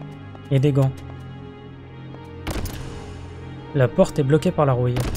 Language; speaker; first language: French; native; French